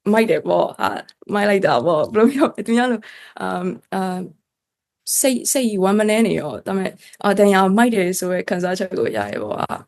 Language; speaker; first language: Burmese; non-native, local second language; Kachin